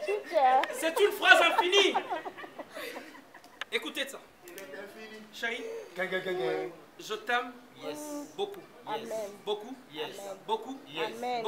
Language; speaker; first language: French; non-native, local second language; Lingala